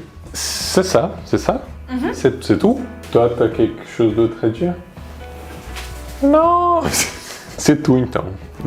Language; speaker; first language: French; non-native, fluent; Portuguese